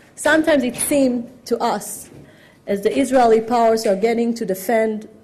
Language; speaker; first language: English; non-native, fluent; Hebrew